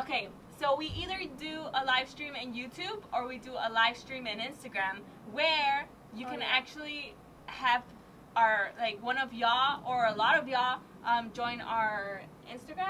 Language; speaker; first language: English; early bilingual, other home language; Spanish